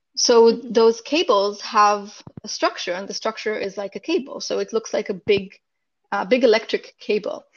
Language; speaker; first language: English; non-native, fluent; Hebrew